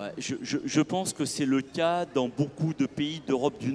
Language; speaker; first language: French; native; French